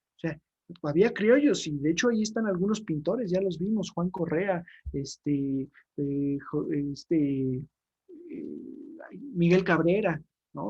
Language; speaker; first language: Spanish; native; Spanish